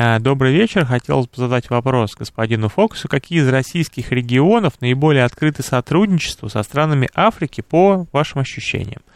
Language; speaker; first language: Russian; native; Russian